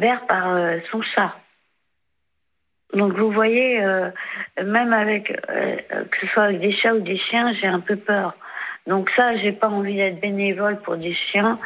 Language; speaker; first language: French; native; French